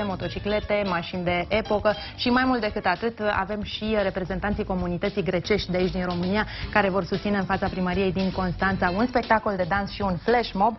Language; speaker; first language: Romanian; native; Romanian